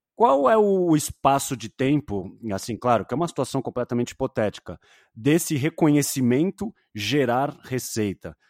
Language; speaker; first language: Portuguese; native; Portuguese